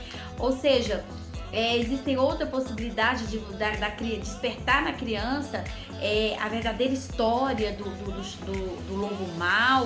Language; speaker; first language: Portuguese; native; Portuguese